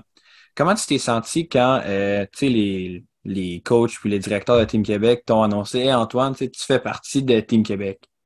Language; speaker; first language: French; native; French